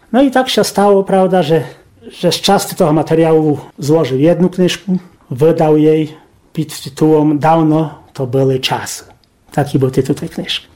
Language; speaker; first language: Polish; non-native, local second language; Rusyn